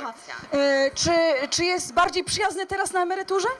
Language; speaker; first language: Polish; native; Polish